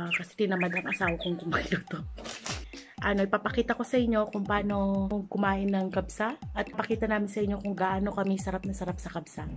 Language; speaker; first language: Filipino; non-native, local second language; Iloko